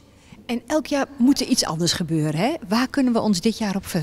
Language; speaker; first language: Dutch; native; Dutch